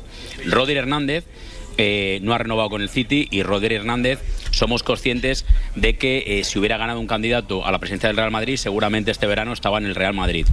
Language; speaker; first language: Spanish; native; Spanish